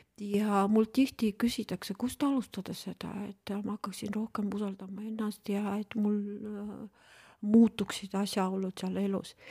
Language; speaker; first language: Estonian; non-native, local second language; Russian